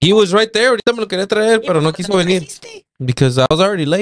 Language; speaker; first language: English; early bilingual, other home language; Spanish